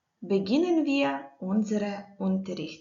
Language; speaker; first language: German; non-native, fluent; Ukrainian